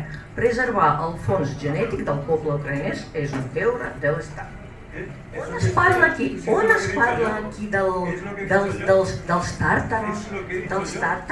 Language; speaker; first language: Catalan; non-native, learner; Russian